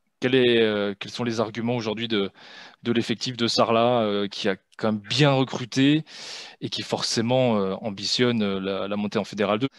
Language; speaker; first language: French; native; French